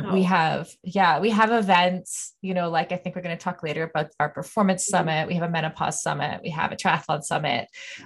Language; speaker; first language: English; native; English